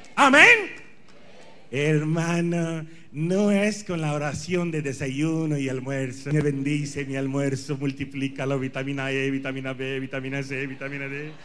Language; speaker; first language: Spanish; non-native, fluent; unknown